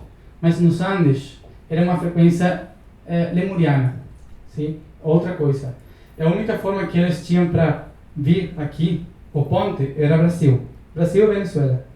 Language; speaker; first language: Portuguese; non-native, learner; Spanish